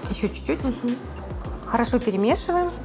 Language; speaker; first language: Russian; native; Russian